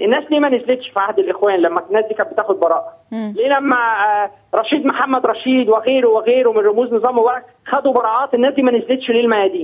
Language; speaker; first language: Arabic; native; Arabic